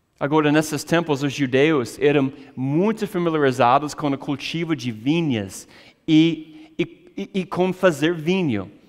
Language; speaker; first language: Portuguese; non-native, fluent; English